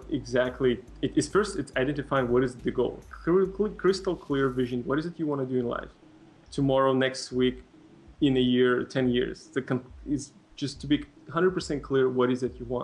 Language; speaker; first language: English; non-native, fluent; Russian